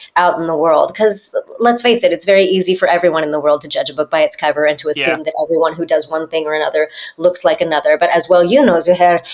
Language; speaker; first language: English; native; English